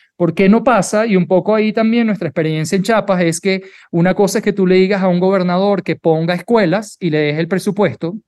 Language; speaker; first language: Spanish; native; Spanish